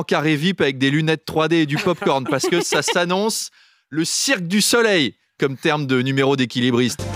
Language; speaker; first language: French; native; French